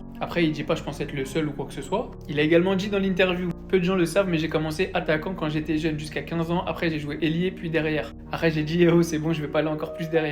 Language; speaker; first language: French; native; French